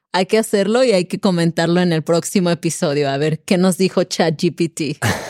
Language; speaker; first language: Spanish; native; Spanish